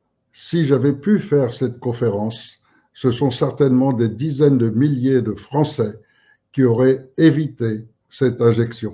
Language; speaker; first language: French; native; French